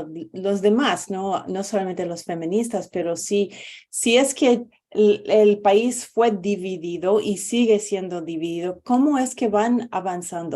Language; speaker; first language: Spanish; non-native, fluent; English